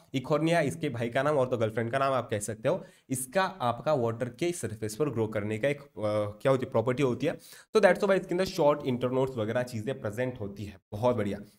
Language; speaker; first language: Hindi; non-native, local second language; Marathi